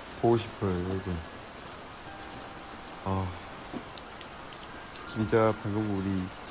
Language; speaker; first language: Korean; non-native, learner; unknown